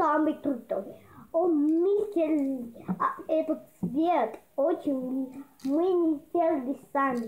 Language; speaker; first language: Russian; early bilingual, heritage; Russian